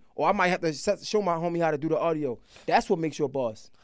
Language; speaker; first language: English; native; English